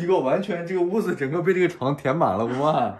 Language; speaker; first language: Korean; non-native, learner; Chinese